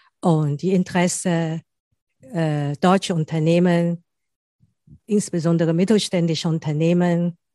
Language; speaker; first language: German; non-native, fluent; Chinese